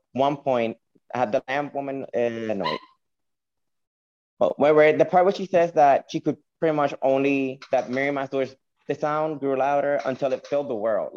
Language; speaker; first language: English; non-native, fluent; Spanish